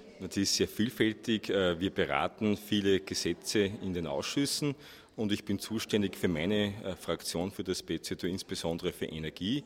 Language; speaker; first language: German; native; German